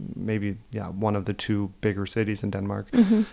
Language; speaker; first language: English; non-native, fluent; German